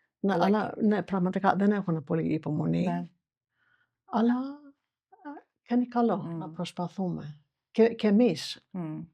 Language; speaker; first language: Greek; non-native, fluent; English